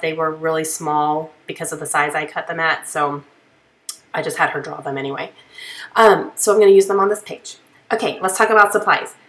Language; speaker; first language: English; native; English